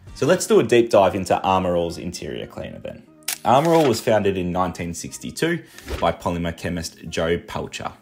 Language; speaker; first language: English; native; English